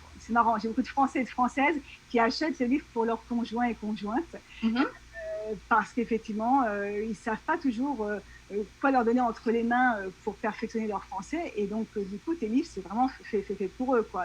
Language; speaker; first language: French; native; French